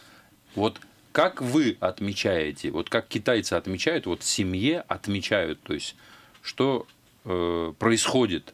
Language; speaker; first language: Russian; native; Russian